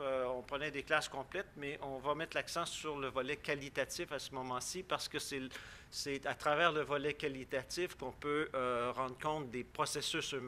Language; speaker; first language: French; native; French